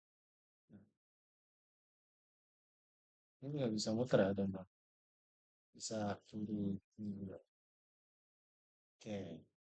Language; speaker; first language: Indonesian; native; Indonesian